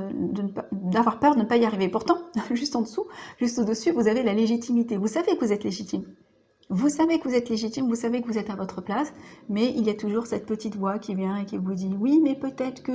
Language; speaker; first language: French; native; French